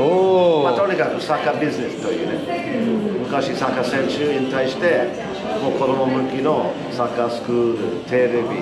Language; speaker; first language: Japanese; non-native, fluent; English